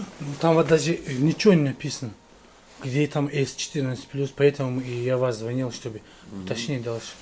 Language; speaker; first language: Russian; non-native, fluent; Tajik